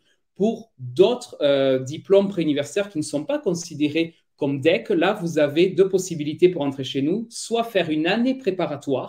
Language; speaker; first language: French; native; French